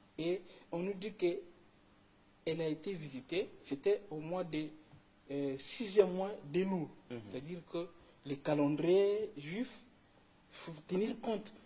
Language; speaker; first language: French; non-native, local second language; Kongo